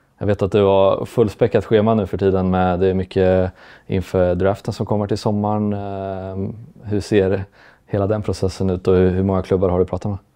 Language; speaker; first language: Swedish; native; Swedish